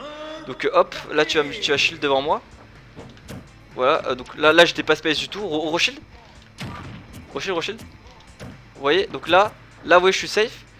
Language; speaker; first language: French; native; French